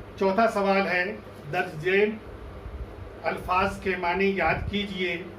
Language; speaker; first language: Urdu; native; Urdu